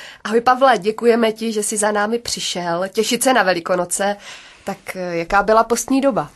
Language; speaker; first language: Czech; native; Czech